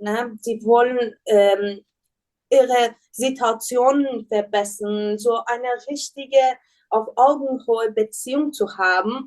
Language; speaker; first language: German; non-native, learner; Persian